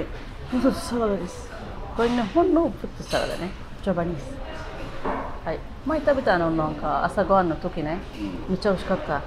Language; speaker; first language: Japanese; non-native, learner; Arabic